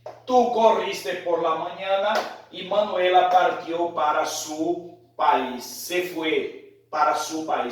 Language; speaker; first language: Spanish; non-native, fluent; Portuguese